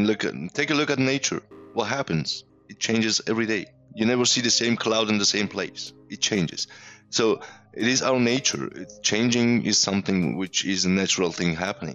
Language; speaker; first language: English; non-native, fluent; Persian